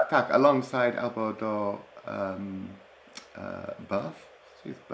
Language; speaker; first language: Polish; non-native, learner; English